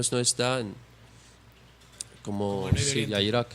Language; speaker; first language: Spanish; non-native, learner; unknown